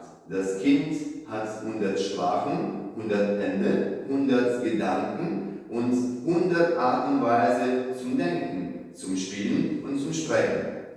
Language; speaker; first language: German; non-native, fluent; Italian